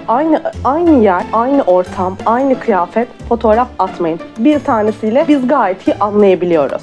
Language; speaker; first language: Turkish; native; Turkish